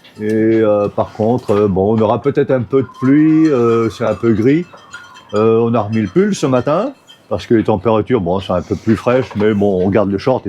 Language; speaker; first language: French; native; French